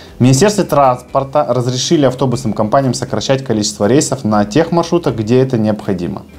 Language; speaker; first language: Russian; native; Russian